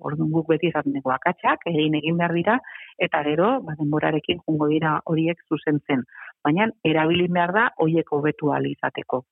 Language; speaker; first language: Basque; native; Basque